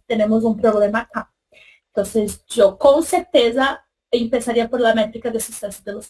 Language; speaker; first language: Spanish; non-native, fluent; Portuguese